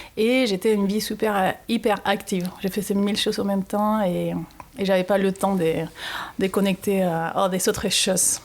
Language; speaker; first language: French; non-native, fluent; Spanish